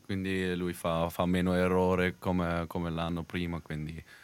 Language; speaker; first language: Italian; non-native, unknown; German